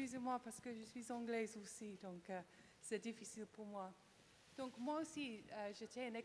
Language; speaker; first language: French; non-native, learner; English